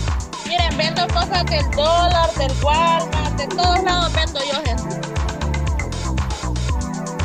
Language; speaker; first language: Spanish; native; Spanish